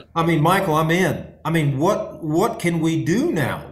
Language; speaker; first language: English; native; English